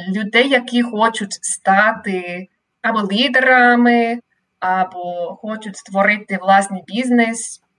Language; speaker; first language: Ukrainian; non-native, fluent; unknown